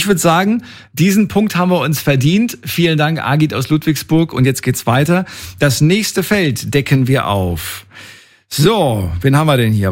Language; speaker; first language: German; native; German